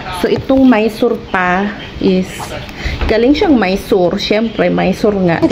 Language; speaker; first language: Filipino; native; Filipino